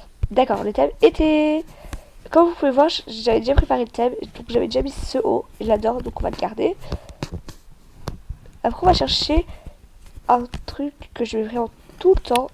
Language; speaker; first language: French; native; French